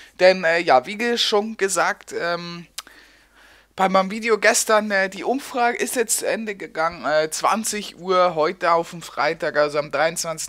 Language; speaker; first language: German; native; German